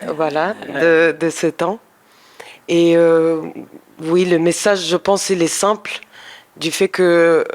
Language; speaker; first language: French; non-native, fluent; Russian